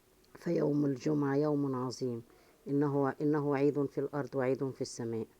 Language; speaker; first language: Arabic; native; Arabic